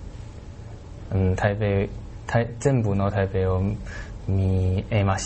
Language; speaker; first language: Japanese; non-native, learner; Chinese